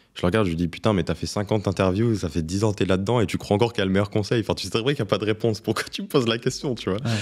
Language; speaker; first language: French; native; French